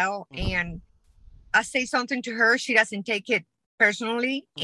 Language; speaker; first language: English; non-native, fluent; Spanish